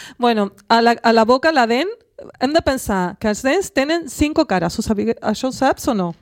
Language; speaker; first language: Catalan; non-native, local second language; Spanish